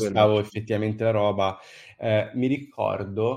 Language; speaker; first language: Italian; native; Italian